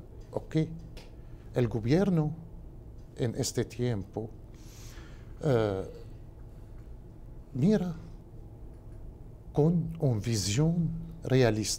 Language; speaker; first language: Spanish; non-native, learner; Arabic